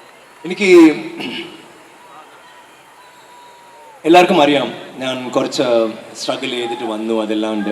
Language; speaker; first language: Malayalam; non-native, learner; Tamil